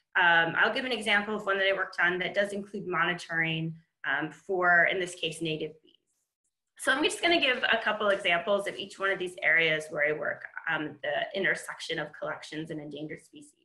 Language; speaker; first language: English; native; English